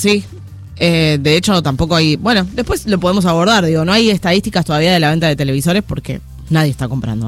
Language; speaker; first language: Spanish; native; Spanish